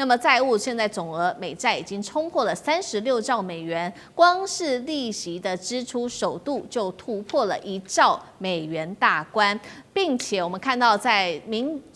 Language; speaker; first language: Chinese; native; Chinese